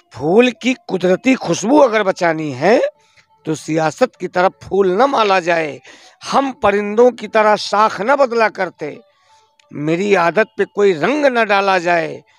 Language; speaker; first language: Hindi; native; Hindi